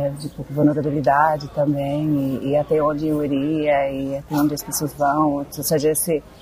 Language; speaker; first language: Portuguese; non-native, fluent; English